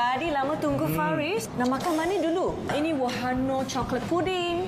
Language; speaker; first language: Malay; native; Malay